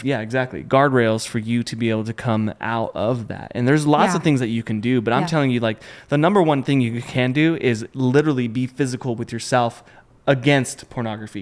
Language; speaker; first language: English; native; English